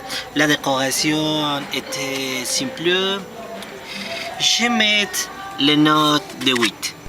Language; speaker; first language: French; non-native, learner; Spanish